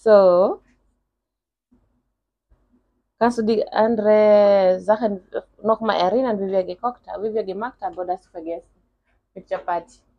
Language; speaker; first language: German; non-native, learner; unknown